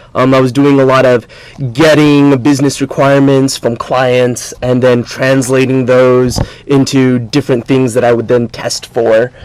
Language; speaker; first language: English; native; English